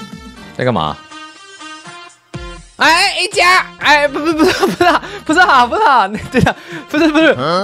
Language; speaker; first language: Chinese; native; Chinese